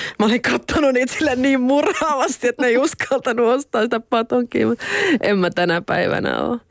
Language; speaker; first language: Finnish; non-native, local second language; Swedish